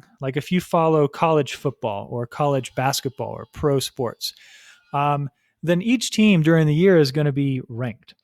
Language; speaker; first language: English; native; English